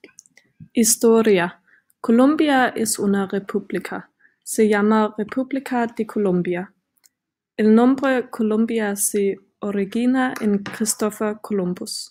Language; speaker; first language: Spanish; non-native, learner; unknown